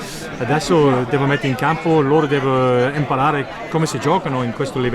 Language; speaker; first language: Italian; non-native, learner; English